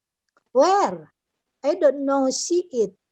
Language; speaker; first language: English; non-native, learner; Indonesian